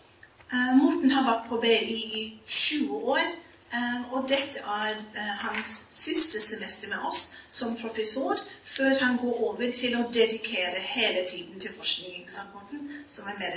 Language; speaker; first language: Norwegian; non-native, fluent; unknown